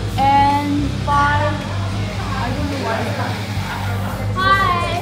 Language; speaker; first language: English; non-native, learner; Korean